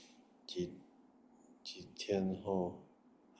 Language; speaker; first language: Indonesian; native; Indonesian